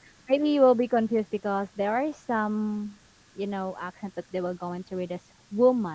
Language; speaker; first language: English; non-native, fluent; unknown